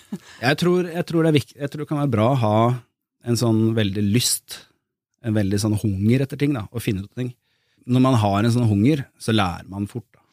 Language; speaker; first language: Norwegian; native; Norwegian